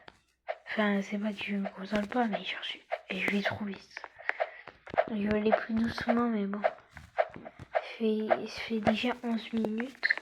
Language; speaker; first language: French; native; French